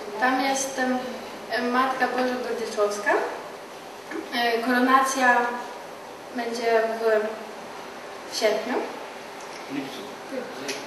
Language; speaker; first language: Polish; non-native, learner; Ukrainian